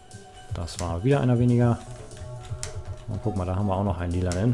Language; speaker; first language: German; native; German